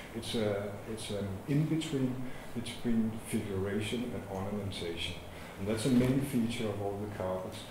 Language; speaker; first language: English; non-native, fluent; Danish